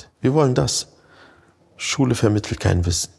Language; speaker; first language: German; early bilingual, other home language; Turkish